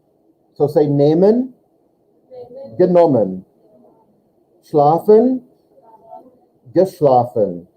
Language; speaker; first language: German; non-native, fluent; English